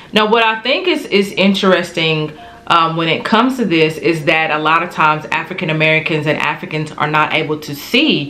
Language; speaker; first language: English; native; English